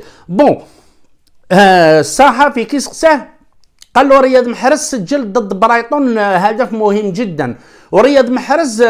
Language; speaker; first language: Arabic; native; Arabic